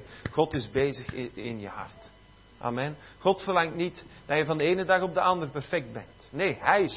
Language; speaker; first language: Dutch; native; Dutch